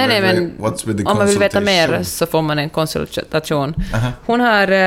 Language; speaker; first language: Swedish; native; Swedish